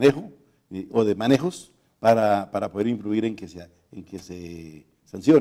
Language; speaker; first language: Spanish; native; Spanish